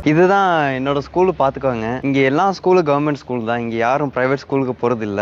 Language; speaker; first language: Tamil; early bilingual, heritage; Tamil